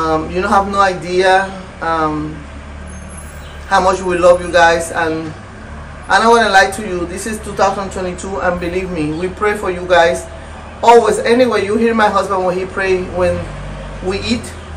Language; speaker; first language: English; non-native, learner; Spanish